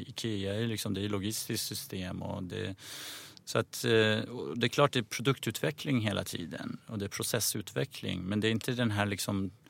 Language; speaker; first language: Swedish; early bilingual, other home language; Persian